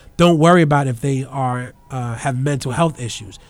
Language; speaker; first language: English; native; English